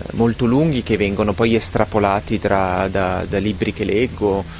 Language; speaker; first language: Italian; native; Italian